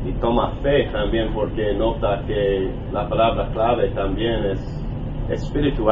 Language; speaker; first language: Spanish; non-native, learner; English